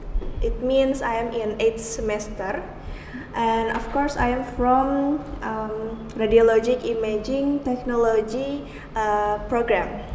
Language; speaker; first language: English; non-native, learner; Indonesian